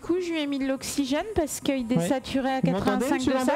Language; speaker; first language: French; native; French